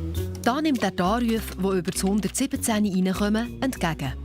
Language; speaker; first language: German; native; German